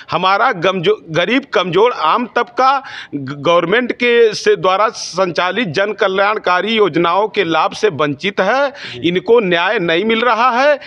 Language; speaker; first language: Hindi; native; Hindi